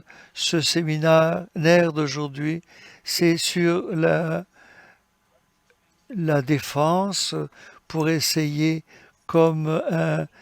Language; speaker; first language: French; non-native, fluent; English